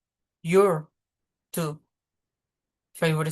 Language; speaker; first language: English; non-native, fluent; Spanish